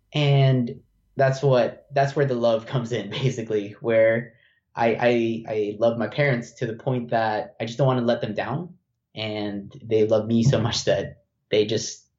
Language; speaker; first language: English; non-native, local second language; Filipino